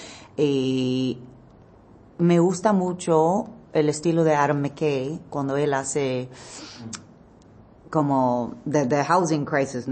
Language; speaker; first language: Spanish; early bilingual, heritage; English